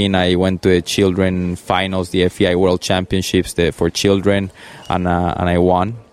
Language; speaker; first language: English; early bilingual, other home language; Spanish